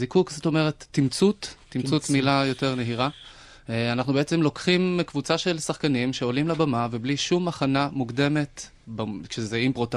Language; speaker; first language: Hebrew; native; Hebrew